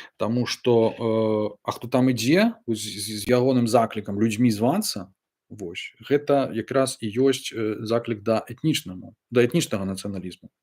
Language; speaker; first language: Belarusian; non-native, local second language; Russian